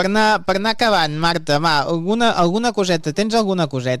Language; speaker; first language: Catalan; native; Catalan